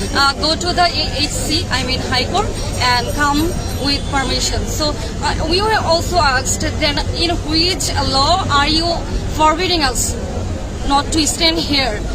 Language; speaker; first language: English; non-native, local second language; Bangla